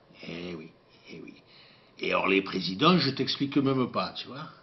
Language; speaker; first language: French; native; French